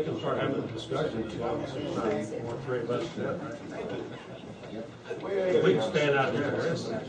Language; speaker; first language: English; native; English